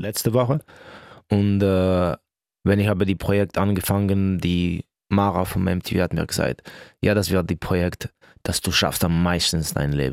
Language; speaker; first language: German; non-native, local second language; French